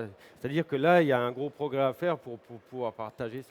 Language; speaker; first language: French; native; French